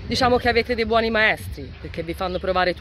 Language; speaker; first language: Italian; native; Italian